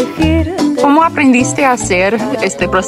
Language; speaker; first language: Spanish; non-native, learner; English